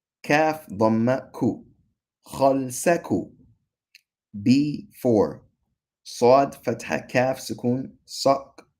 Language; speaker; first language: Arabic; non-native, fluent; English